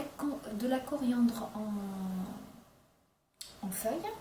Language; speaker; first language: French; non-native, local second language; Arabic